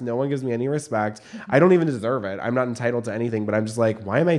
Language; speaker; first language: English; native; English